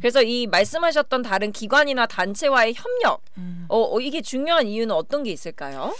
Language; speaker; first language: Korean; native; Korean